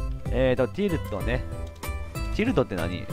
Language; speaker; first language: Japanese; native; Japanese